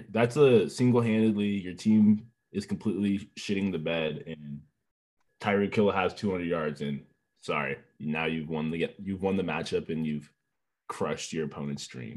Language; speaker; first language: English; native; English